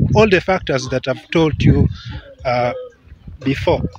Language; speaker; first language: English; non-native, local second language; Acoli